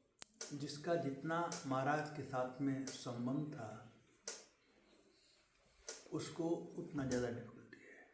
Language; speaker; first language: Hindi; native; Hindi